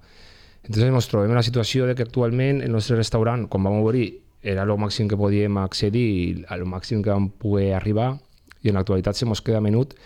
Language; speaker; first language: Catalan; native; Catalan